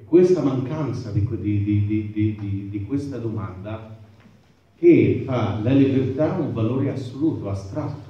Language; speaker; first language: Italian; non-native, fluent; Arabic